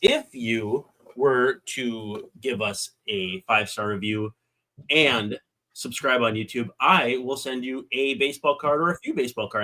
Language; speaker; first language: English; native; English